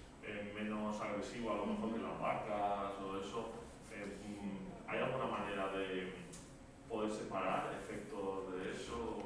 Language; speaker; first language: Spanish; native; Spanish